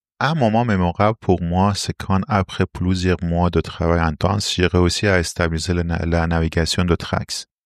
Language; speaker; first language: French; non-native, fluent; Persian